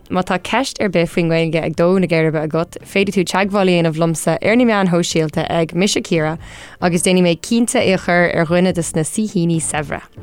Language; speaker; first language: Irish; non-native, local second language; English